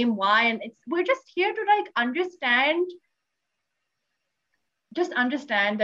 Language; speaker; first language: English; non-native, local second language; Urdu